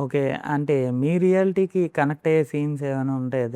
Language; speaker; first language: Telugu; native; Telugu